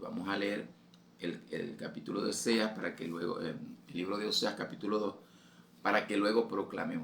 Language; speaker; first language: Spanish; native; Spanish